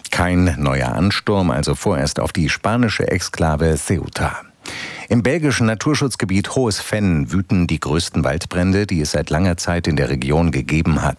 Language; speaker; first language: German; native; German